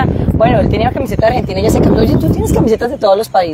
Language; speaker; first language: Spanish; native; Spanish